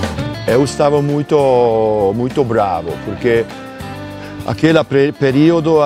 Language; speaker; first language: Portuguese; non-native, learner; Hungarian